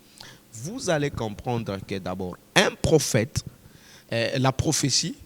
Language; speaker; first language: French; non-native, local second language; Swahili